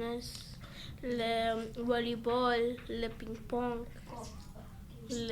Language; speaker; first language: French; non-native, learner; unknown